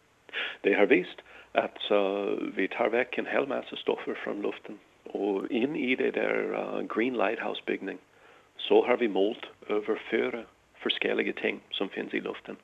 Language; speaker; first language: Danish; non-native, fluent; English